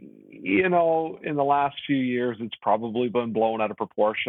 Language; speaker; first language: English; native; English